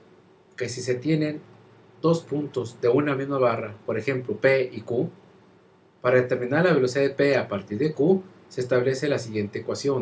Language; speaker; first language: Spanish; native; Spanish